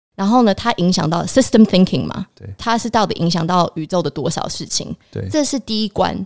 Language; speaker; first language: Chinese; early bilingual, heritage; Chinese